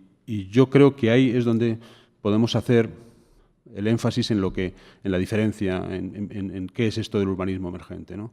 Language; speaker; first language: Spanish; native; Spanish